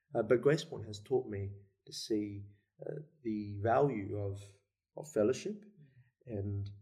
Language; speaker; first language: English; native; English